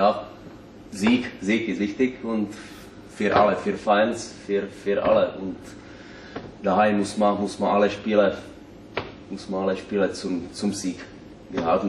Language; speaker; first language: German; non-native, learner; Czech